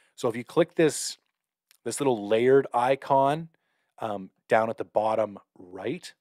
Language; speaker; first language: English; native; English